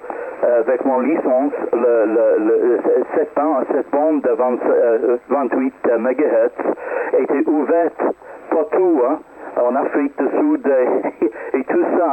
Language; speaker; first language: French; non-native, learner; English